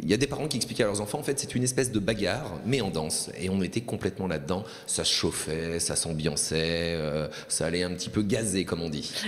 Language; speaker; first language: French; native; French